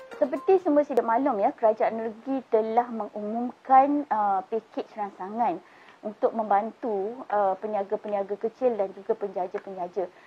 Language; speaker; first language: Malay; native; Malay